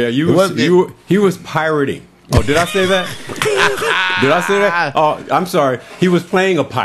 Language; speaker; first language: English; native; English